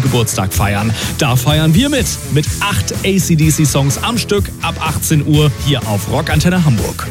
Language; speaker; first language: German; native; German